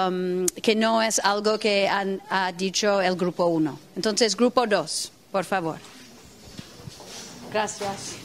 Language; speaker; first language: Spanish; non-native, fluent; English